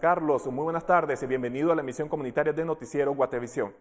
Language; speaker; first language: Spanish; native; Spanish